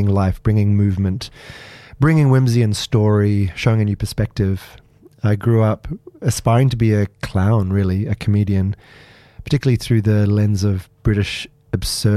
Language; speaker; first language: English; native; English